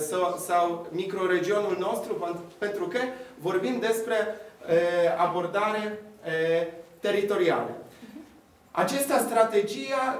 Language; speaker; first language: Romanian; non-native, fluent; Polish